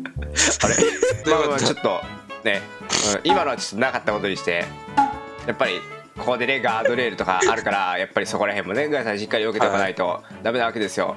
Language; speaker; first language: Japanese; native; Japanese